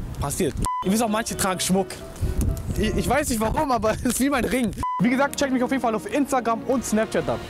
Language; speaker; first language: German; early bilingual, other home language; Turkish